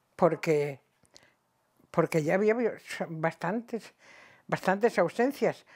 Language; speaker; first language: Spanish; native; Spanish